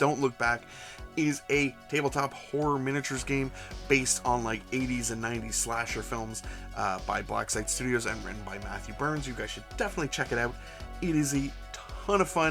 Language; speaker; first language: English; native; English